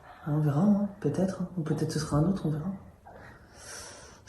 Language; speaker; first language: French; native; French